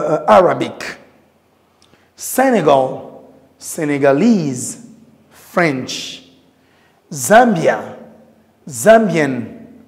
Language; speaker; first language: English; non-native, fluent; Lingala